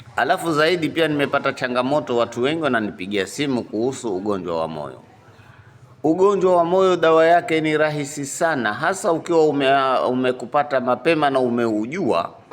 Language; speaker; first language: Swahili; native; Swahili